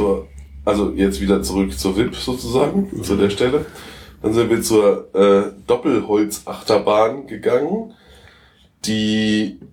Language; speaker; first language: German; native; German